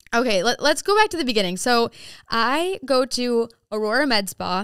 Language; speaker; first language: English; native; English